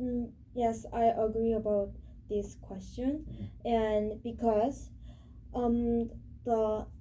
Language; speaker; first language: English; non-native, learner; Korean